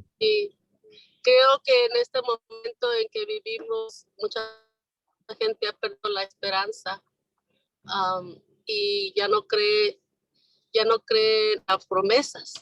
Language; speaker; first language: Spanish; native; Spanish